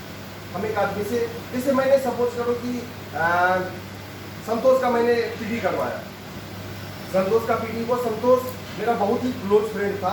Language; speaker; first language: Hindi; native; Hindi